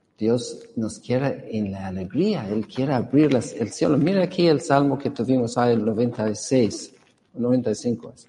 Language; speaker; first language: Spanish; non-native, fluent; English